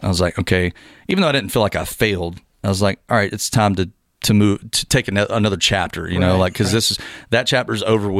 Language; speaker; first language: English; native; English